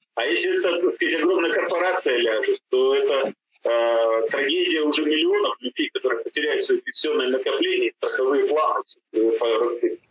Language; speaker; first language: Russian; native; Russian